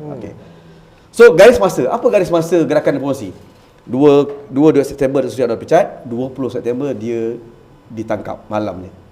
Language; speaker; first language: Malay; native; Malay